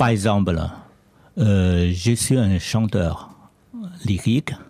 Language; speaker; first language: French; non-native, learner; Chinese